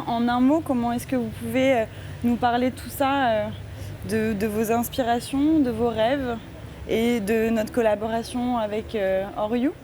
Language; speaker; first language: French; native; French